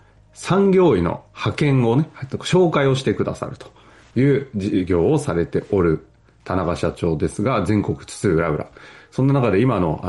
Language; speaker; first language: Japanese; native; Japanese